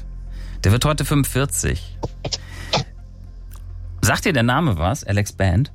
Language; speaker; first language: German; native; German